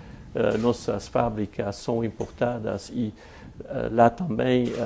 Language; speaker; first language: Portuguese; non-native, fluent; French